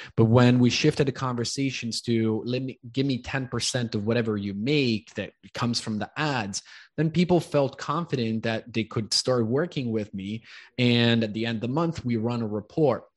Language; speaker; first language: English; early bilingual, other home language; Italian